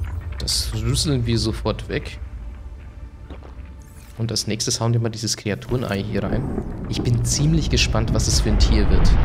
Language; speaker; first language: German; native; German